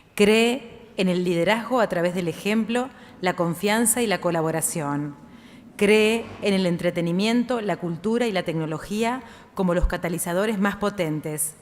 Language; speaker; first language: Spanish; native; Spanish